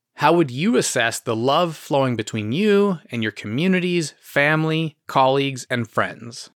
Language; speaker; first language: English; native; English